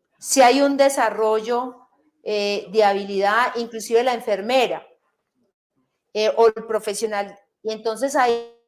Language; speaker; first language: Spanish; native; Spanish